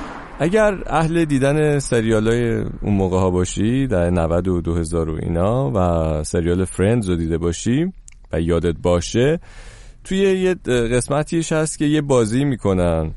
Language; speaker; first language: Persian; native; Persian